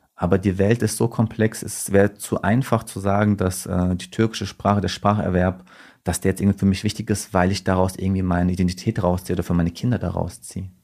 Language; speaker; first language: German; early bilingual, other home language; Turkish